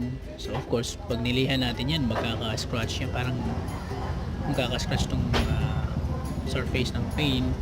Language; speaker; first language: Filipino; native; Filipino